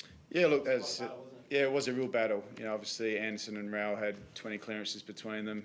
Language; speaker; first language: English; native; English